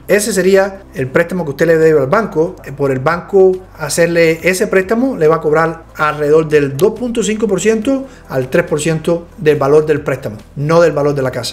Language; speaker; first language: Spanish; native; Spanish